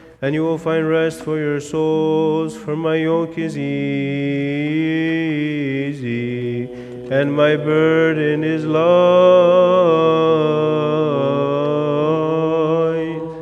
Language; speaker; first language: English; native; English